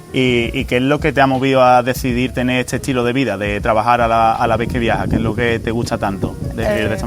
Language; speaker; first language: Spanish; native; Spanish